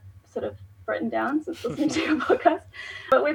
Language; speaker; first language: English; native; English